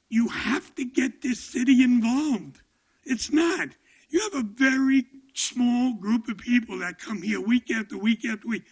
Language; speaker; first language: English; native; English